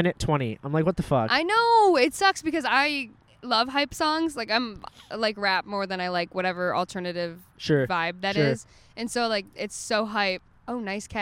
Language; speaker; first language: English; native; English